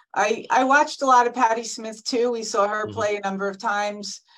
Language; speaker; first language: English; native; English